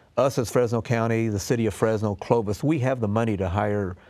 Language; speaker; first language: English; native; English